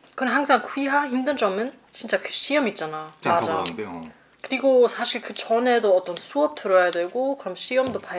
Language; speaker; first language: Korean; non-native, fluent; German